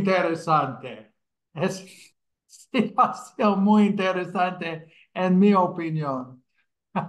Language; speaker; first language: Spanish; non-native, fluent; English